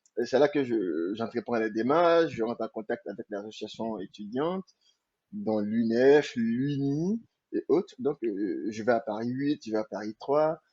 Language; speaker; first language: French; non-native, local second language; Mandingo